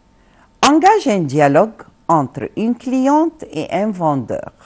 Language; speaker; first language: French; non-native, fluent; Arabic